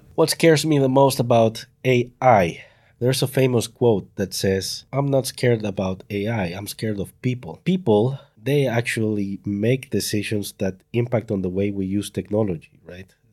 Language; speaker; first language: English; non-native, fluent; Spanish